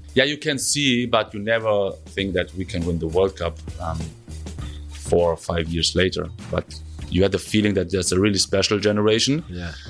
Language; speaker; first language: English; non-native, fluent; German